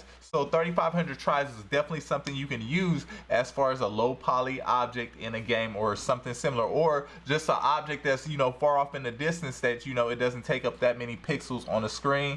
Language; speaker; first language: English; native; English